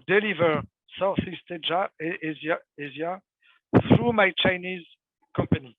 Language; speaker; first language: English; non-native, fluent; French